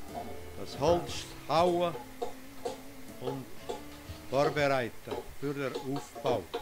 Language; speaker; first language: German; non-native, local second language; Romansh